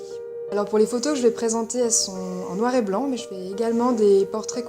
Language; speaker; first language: French; native; French